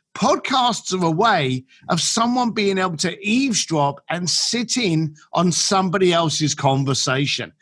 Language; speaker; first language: English; native; English